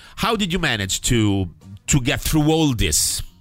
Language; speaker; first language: English; non-native, fluent; Italian